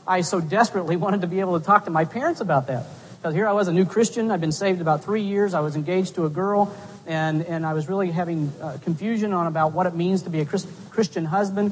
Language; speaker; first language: English; native; English